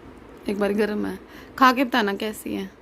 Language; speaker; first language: Hindi; native; Hindi